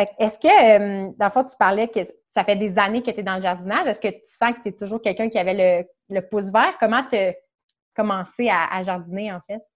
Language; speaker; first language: French; native; French